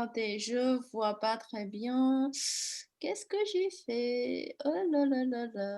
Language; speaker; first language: French; non-native, fluent; Chinese